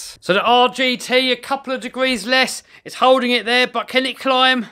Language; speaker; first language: English; native; English